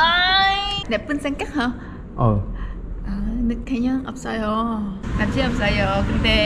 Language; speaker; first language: Korean; non-native, learner; Vietnamese